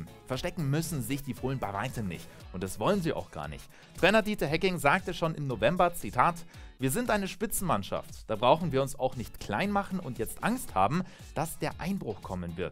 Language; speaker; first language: German; native; German